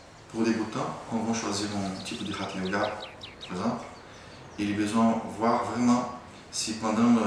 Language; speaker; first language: French; non-native, fluent; Portuguese